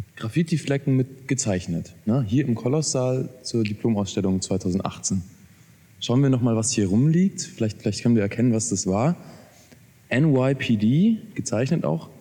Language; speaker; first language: German; native; German